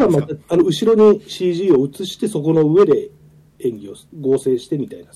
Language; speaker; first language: Japanese; native; Japanese